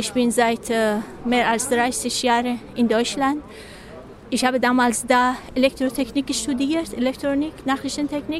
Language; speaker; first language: German; non-native, fluent; Persian